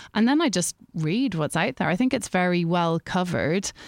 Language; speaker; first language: English; native; English